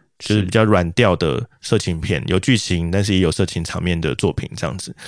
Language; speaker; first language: Chinese; native; Chinese